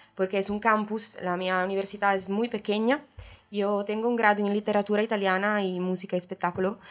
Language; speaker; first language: Spanish; non-native, learner; Italian